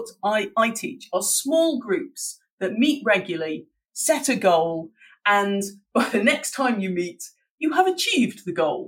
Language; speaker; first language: English; native; English